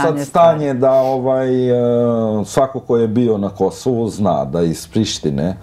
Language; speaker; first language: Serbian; non-native, local second language; Albanian